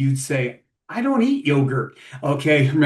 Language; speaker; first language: English; native; English